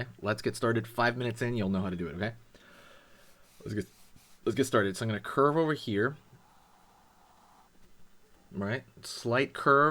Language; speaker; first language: English; native; English